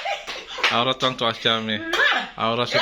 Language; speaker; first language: Spanish; non-native, learner; Filipino